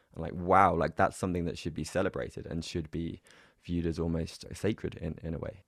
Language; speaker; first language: English; native; English